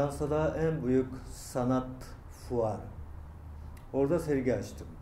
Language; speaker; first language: Turkish; non-native, learner; Japanese